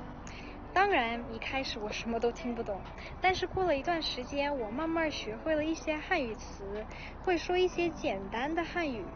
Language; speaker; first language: Chinese; early bilingual, other home language; Russian